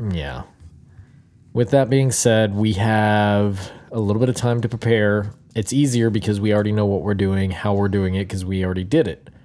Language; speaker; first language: English; native; English